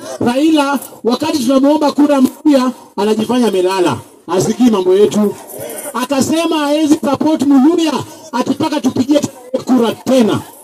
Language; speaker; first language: Swahili; non-native, local second language; Luyia